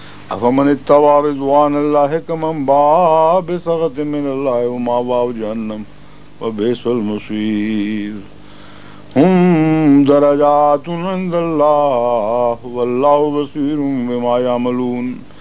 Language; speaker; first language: Arabic; non-native, fluent; Urdu